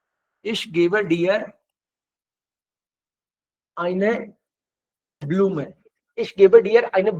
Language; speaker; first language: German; non-native, fluent; Hindi